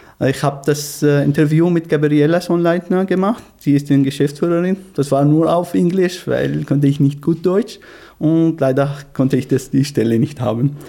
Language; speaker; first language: German; non-native, learner; Arabic